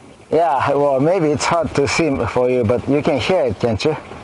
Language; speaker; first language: English; non-native, fluent; Japanese